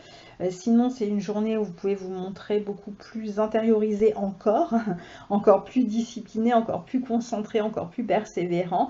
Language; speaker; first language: French; native; French